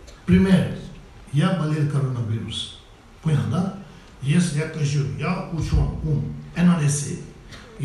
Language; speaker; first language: Russian; non-native, learner; Tibetan